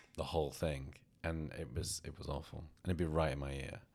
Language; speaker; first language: English; native; English